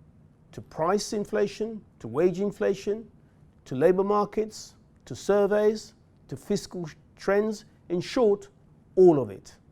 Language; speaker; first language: English; native; English